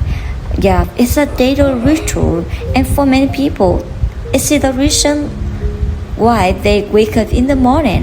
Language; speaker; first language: English; non-native, learner; Vietnamese